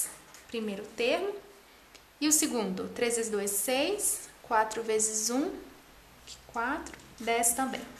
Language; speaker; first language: Portuguese; native; Portuguese